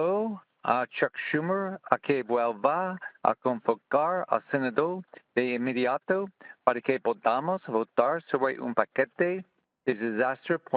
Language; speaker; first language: Spanish; non-native, learner; English